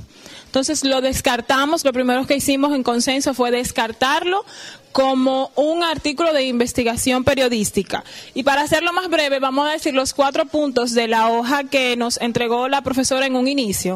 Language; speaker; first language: Spanish; native; Spanish